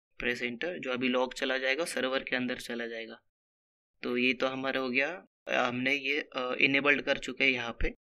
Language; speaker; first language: Hindi; non-native, local second language; Marathi